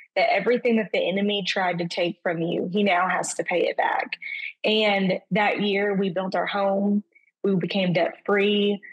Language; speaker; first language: English; native; English